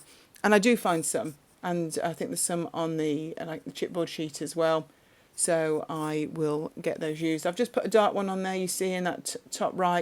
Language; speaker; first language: English; native; English